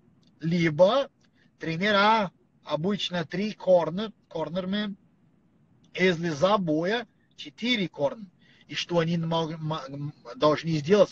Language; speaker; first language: Russian; non-native, learner; Portuguese